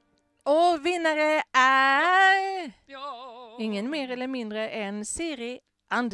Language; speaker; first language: Swedish; native; Swedish